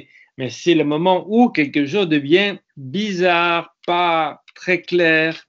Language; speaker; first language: French; non-native, fluent; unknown